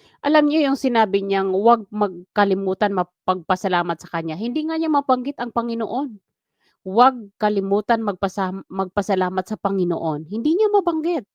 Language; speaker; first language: Filipino; non-native, local second language; Waray